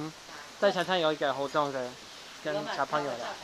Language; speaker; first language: Chinese; non-native, learner; English